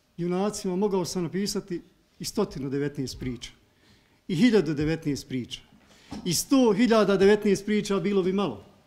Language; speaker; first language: Bosnian; native; Bosnian